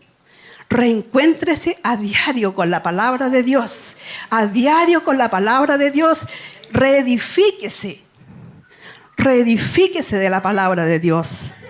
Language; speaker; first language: Spanish; native; Spanish